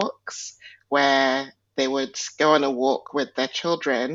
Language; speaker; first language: English; non-native, local second language; Igbo